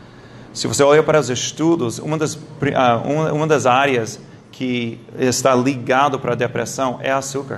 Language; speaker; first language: Portuguese; non-native, fluent; English